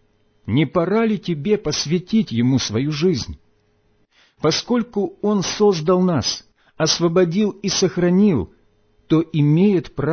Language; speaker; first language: Russian; native; Russian